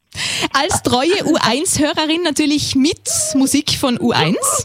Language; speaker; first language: German; native; German